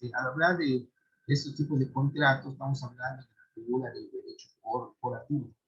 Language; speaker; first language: Spanish; native; Spanish